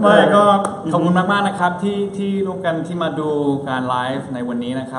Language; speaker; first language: Thai; early bilingual, other home language; Spanish